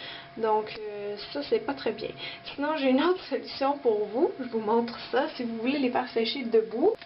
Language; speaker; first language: French; native; French